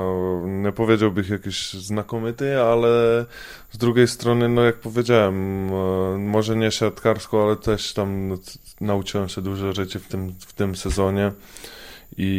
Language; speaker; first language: Polish; non-native, fluent; Czech